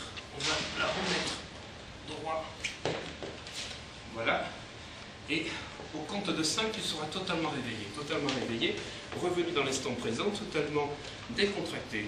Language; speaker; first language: French; native; French